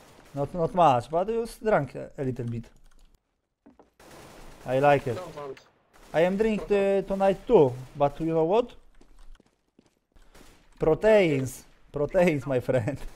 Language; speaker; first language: English; non-native, learner; Polish